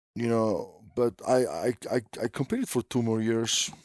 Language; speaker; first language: English; non-native, fluent; Icelandic